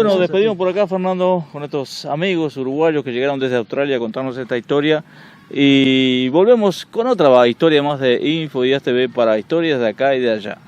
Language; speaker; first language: Spanish; native; Spanish